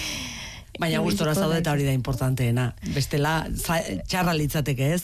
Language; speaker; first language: Basque; native; Basque